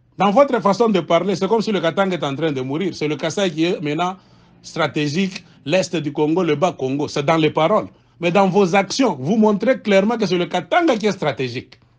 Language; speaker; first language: French; non-native, local second language; Swahili